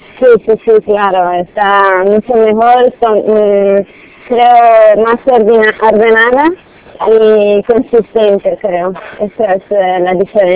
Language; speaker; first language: Spanish; non-native, learner; Russian